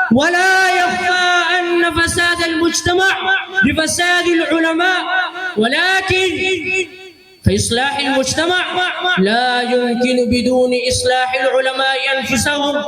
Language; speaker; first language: Arabic; non-native, learner; Urdu